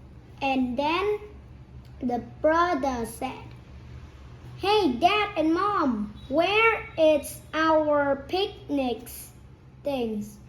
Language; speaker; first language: English; non-native, learner; Vietnamese